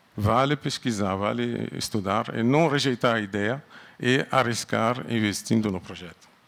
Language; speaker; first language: Portuguese; non-native, fluent; Arabic